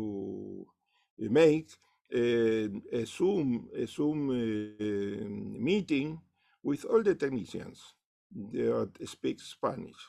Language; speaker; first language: English; non-native, learner; Spanish